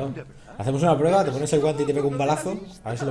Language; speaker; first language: Spanish; native; Spanish